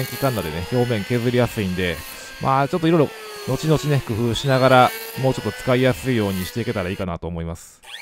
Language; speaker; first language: Japanese; native; Japanese